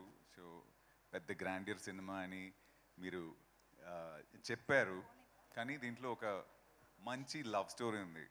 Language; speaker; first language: Telugu; non-native, fluent; Malayalam